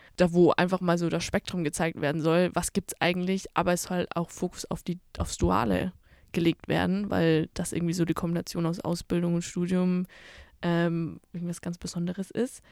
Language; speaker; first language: German; native; German